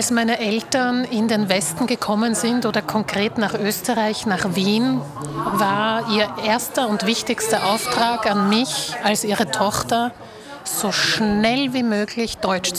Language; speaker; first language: German; early bilingual, other home language; Slovak